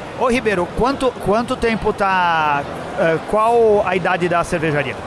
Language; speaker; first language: Portuguese; native; Portuguese